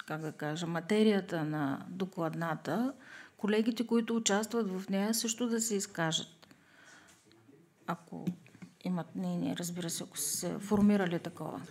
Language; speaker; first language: Bulgarian; native; Bulgarian